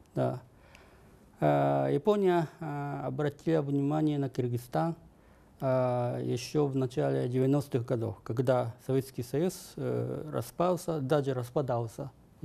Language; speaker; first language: Russian; non-native, fluent; Japanese